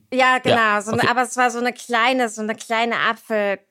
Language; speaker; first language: German; native; German